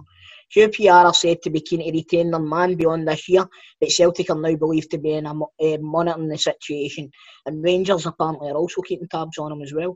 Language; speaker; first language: English; native; English